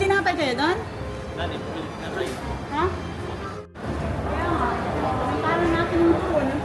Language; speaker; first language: Filipino; non-native, fluent; Indonesian